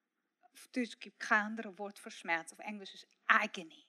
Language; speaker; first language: German; non-native, fluent; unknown